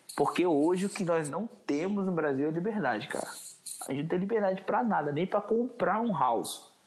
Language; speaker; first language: Portuguese; native; Portuguese